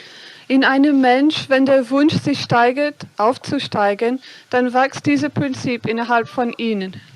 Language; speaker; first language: German; non-native, fluent; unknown